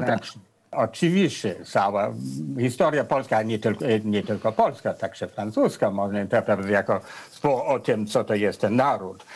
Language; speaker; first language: Polish; non-native, fluent; English